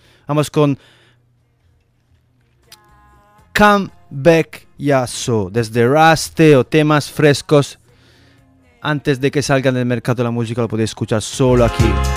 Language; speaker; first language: Spanish; native; Spanish